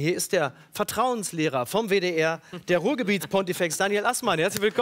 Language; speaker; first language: German; native; German